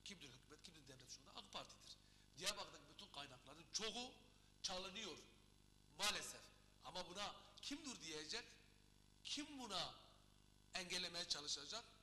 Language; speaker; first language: Turkish; non-native, local second language; Kurdish